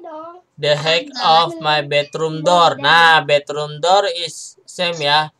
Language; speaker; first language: English; non-native, learner; Indonesian